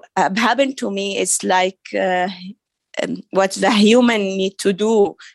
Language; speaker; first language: English; non-native, learner; Arabic